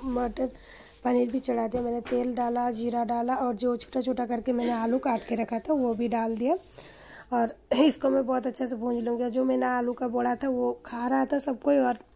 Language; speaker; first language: Hindi; non-native, local second language; Bangla